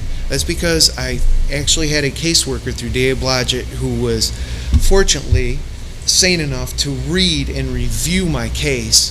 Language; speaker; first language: English; native; English